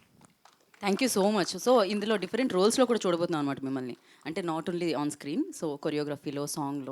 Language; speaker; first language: Telugu; native; Telugu